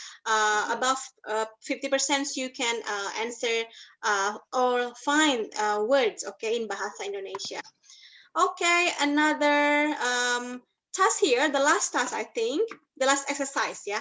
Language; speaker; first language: English; non-native, fluent; Indonesian